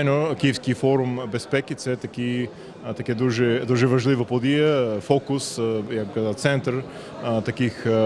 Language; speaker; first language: Ukrainian; non-native, fluent; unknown